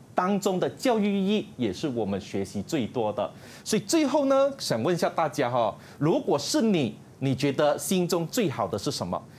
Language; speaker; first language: Chinese; native; Chinese